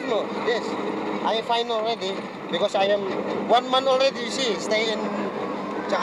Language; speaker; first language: English; non-native, learner; Indonesian